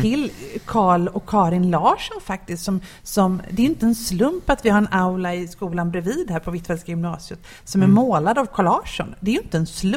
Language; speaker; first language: Swedish; native; Swedish